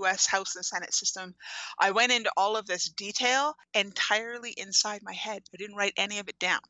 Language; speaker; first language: English; native; English